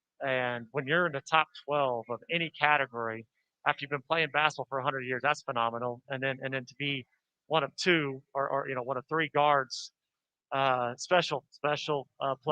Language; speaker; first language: English; native; English